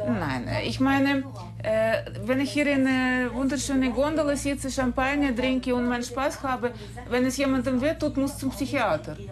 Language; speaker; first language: German; non-native, fluent; Russian